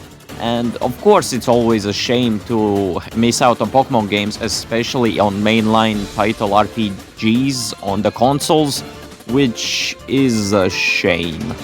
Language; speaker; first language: English; non-native, fluent; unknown